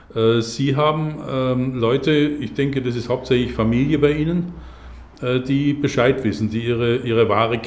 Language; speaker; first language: German; native; German